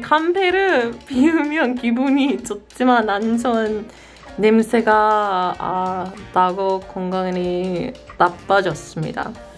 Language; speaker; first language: Korean; non-native, learner; English